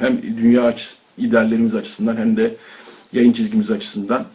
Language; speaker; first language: Turkish; native; Turkish